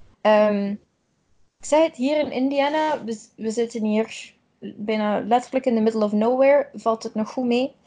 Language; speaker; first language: Dutch; native; Dutch